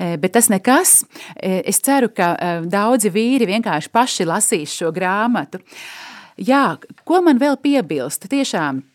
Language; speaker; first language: Latvian; native; Latvian